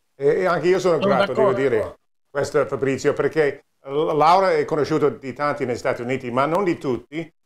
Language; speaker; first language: Italian; non-native, learner; English